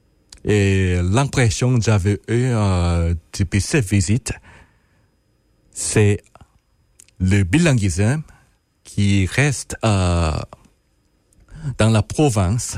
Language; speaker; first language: French; non-native, fluent; Korean